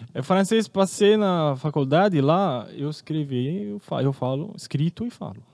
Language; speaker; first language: Portuguese; non-native, fluent; Arabic